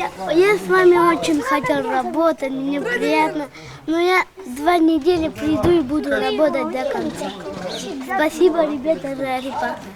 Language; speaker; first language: Russian; non-native, local second language; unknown